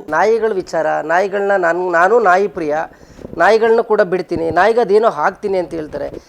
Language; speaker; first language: Kannada; native; Kannada